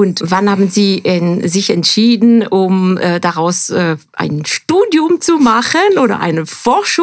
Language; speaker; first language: German; non-native, fluent; French